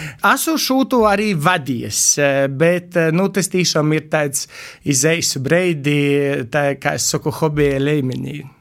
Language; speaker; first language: Latvian; native; Latvian